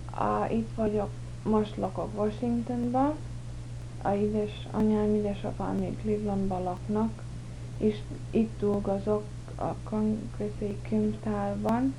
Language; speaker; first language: Hungarian; early bilingual, heritage; English